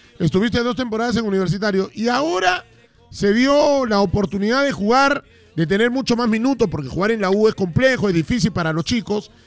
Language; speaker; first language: Spanish; native; Spanish